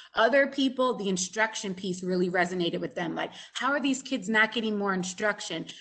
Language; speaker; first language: English; native; English